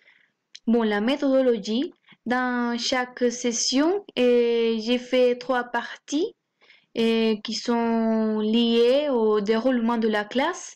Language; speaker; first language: French; non-native, fluent; Spanish